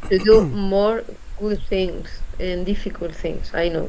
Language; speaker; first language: English; non-native, learner; Spanish